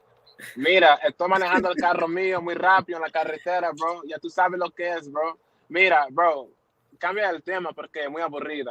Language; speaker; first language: Spanish; non-native, learner; English